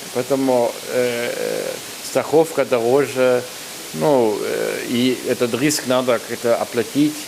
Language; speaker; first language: Russian; non-native, learner; German